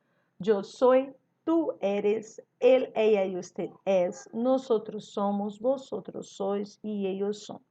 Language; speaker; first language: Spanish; non-native, learner; Portuguese